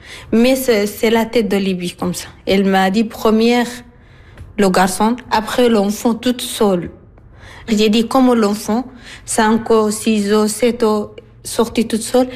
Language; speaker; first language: French; non-native, learner; Arabic